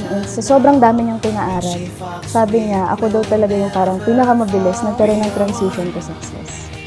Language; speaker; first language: Filipino; native; Filipino